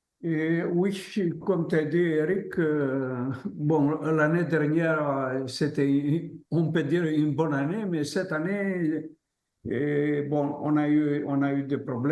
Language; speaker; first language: French; non-native, fluent; Greek